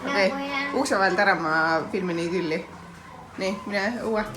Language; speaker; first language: Estonian; native; Estonian